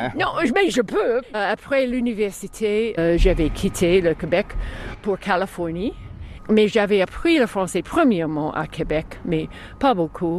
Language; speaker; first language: French; non-native, fluent; English